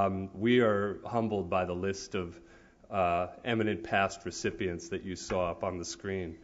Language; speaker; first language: English; native; English